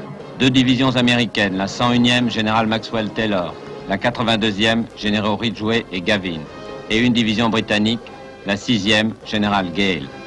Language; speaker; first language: French; native; French